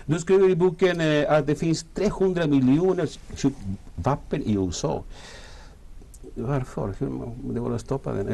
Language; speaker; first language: Swedish; non-native, fluent; Spanish